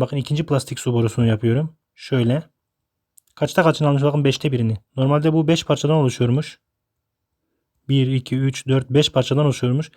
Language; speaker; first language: Turkish; native; Turkish